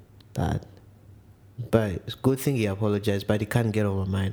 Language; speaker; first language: English; non-native, local second language; Ganda